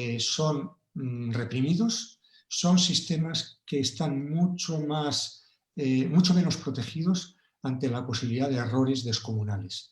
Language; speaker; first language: Spanish; native; Spanish